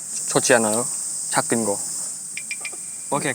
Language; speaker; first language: Korean; non-native, learner; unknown